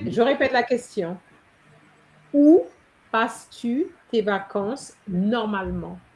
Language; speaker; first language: French; non-native, fluent; English